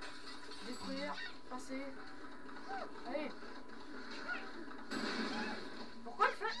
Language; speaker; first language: French; native; French